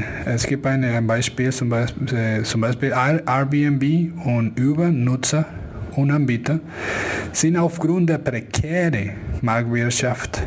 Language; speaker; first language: German; non-native, fluent; Spanish